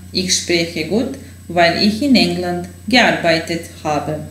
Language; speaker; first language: German; non-native, fluent; Serbian